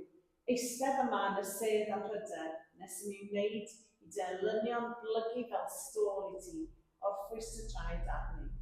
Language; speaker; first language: Welsh; native; Welsh